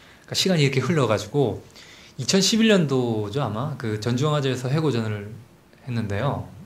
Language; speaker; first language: Korean; native; Korean